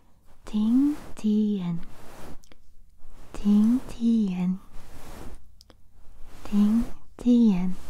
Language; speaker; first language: Vietnamese; non-native, learner; English